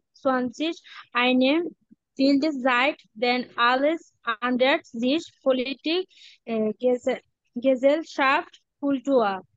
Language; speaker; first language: German; non-native, learner; Bangla